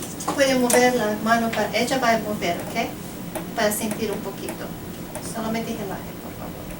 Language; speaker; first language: Spanish; non-native, fluent; Portuguese